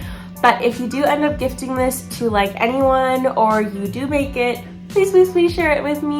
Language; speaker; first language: English; native; English